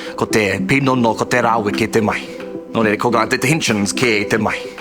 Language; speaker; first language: Māori; non-native, local second language; English